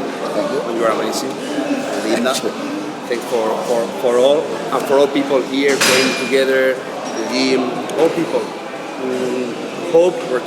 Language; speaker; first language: English; non-native, learner; Spanish